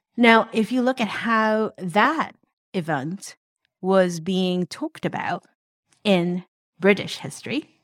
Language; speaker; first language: English; non-native, local second language; Cantonese